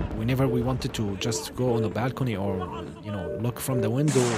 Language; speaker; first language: English; non-native, fluent; Arabic